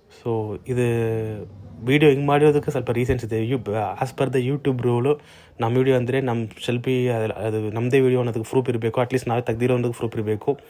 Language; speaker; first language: Kannada; native; Kannada